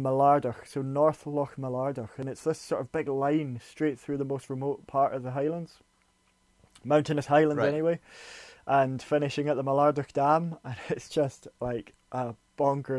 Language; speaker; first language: English; native; English